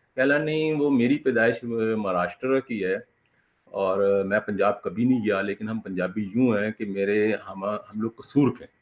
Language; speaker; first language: Urdu; non-native, local second language; Punjabi